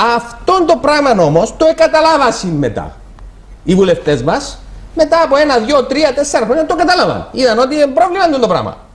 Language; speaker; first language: Greek; native; Greek